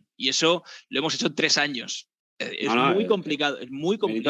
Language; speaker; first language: Spanish; native; Spanish